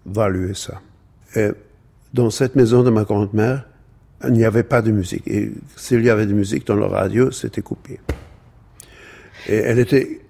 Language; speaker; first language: French; non-native, fluent; German